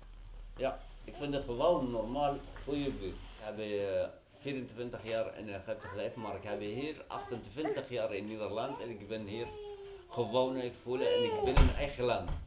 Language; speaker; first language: Dutch; non-native, learner; Arabic